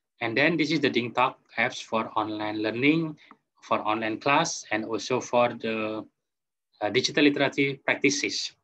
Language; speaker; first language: English; non-native, fluent; Indonesian